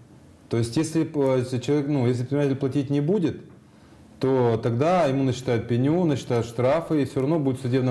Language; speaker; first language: Russian; native; Russian